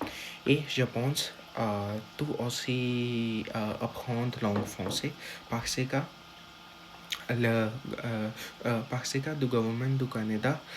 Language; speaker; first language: French; non-native, learner; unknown